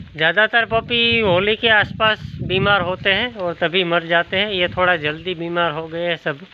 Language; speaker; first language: Hindi; non-native, local second language; Gujarati